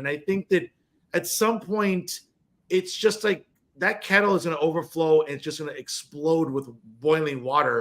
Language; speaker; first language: English; native; English